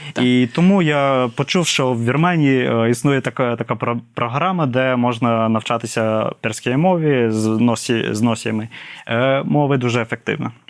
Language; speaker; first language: Ukrainian; non-native, fluent; English